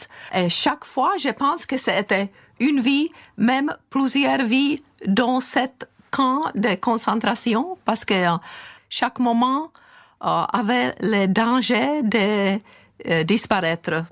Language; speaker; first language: French; non-native, fluent; Czech